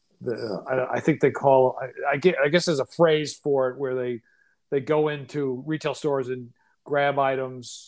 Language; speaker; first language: English; native; English